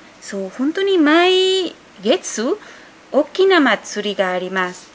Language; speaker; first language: Japanese; non-native, learner; Spanish